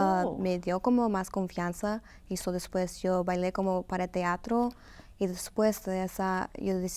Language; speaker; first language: Spanish; early bilingual, heritage; Spanish